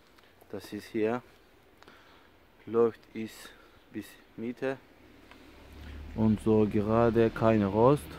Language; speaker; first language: German; non-native, learner; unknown